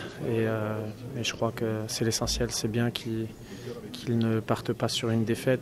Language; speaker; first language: French; native; French